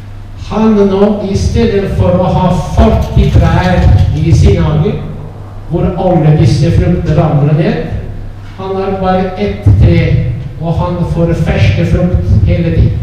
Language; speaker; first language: Norwegian; non-native, fluent; Italian